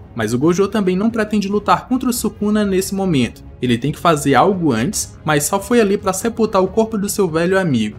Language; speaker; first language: Portuguese; native; Portuguese